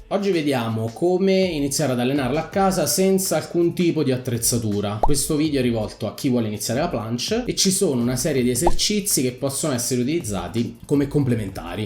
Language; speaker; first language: Italian; native; Italian